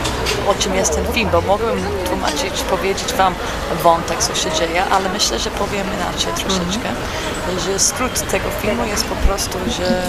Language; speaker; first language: Polish; non-native, fluent; English